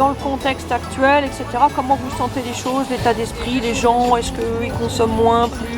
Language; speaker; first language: French; native; French